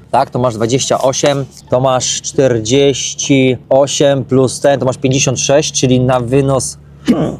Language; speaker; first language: Polish; native; Polish